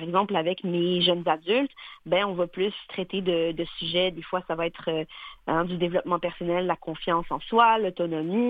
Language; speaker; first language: French; native; French